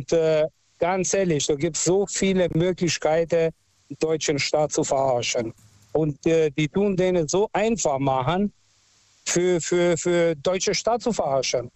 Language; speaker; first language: German; non-native, local second language; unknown